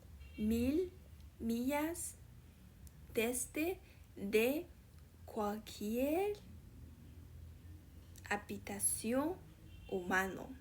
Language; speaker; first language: Spanish; non-native, fluent; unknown